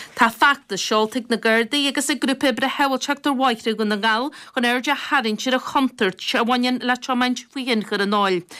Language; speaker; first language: Irish; native; Irish